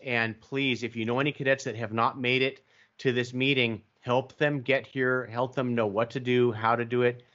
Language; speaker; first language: English; native; English